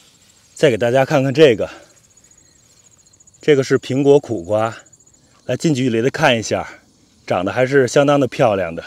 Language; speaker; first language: Chinese; native; Chinese